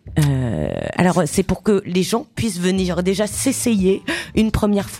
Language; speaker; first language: French; native; French